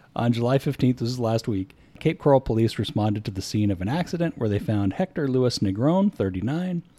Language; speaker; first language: English; native; English